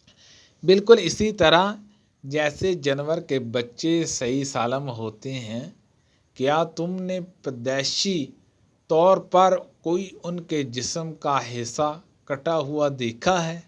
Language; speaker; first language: Urdu; native; Urdu